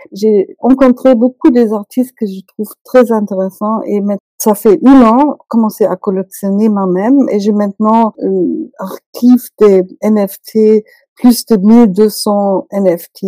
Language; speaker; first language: French; non-native, fluent; German